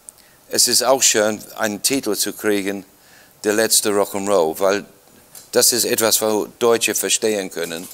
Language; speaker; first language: German; non-native, fluent; English